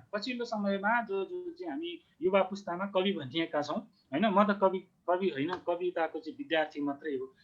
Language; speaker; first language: Nepali; native; Nepali